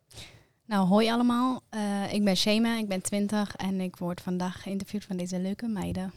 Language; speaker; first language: Dutch; early bilingual, heritage; Dutch